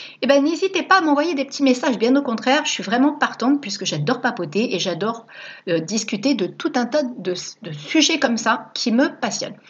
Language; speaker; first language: French; native; French